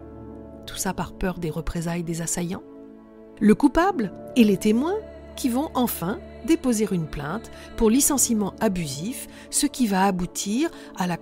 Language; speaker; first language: French; native; French